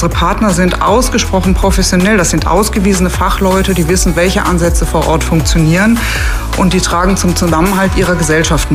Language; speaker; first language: German; native; German